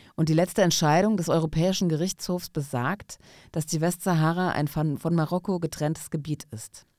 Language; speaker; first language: German; non-native, fluent; Arabic